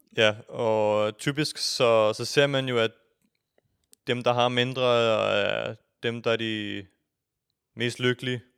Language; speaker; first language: Danish; early bilingual, other home language; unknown